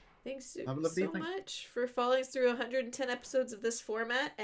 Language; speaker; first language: English; native; English